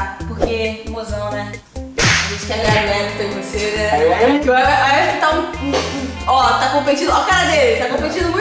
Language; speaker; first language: Portuguese; native; Portuguese